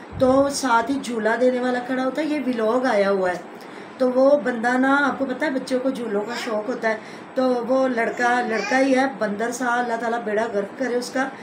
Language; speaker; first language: Urdu; non-native, local second language; Punjabi